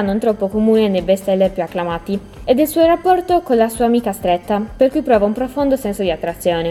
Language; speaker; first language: Italian; native; Italian